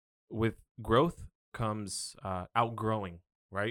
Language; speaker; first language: English; early bilingual, other home language; Spanish